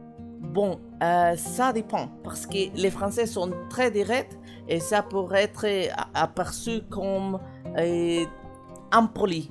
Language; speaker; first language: French; non-native, fluent; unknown